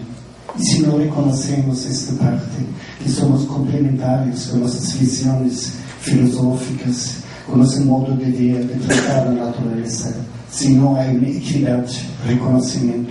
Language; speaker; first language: Spanish; non-native, fluent; German